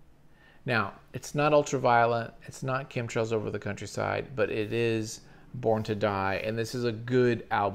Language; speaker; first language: English; native; English